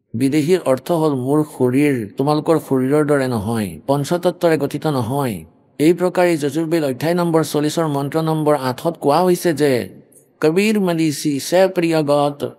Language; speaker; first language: Assamese; native; Assamese